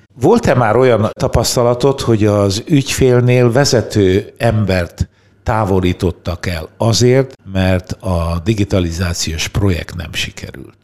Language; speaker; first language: Hungarian; native; Hungarian